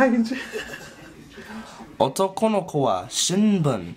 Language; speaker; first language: Japanese; non-native, learner; English